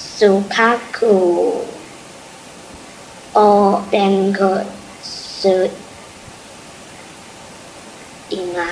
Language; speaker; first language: Japanese; non-native, learner; English